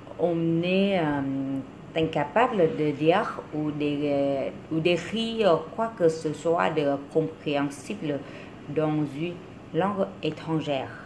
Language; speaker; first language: French; non-native, learner; Vietnamese